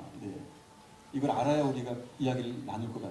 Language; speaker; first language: Korean; native; Korean